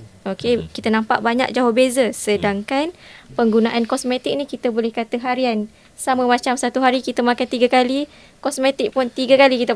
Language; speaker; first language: Malay; native; Malay